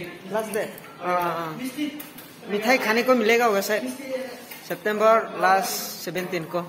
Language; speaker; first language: Hindi; non-native, local second language; Kok Borok